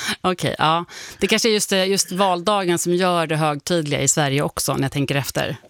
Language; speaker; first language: Swedish; native; Swedish